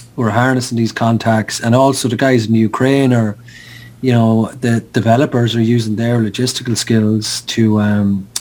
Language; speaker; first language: English; native; English